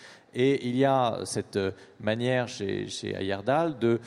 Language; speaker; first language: French; native; French